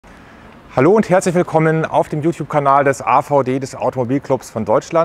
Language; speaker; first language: German; native; German